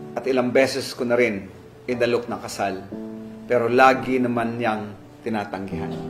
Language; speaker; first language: Filipino; non-native, local second language; Maguindanaon